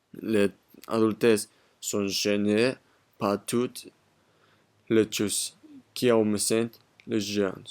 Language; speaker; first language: French; non-native, learner; Spanish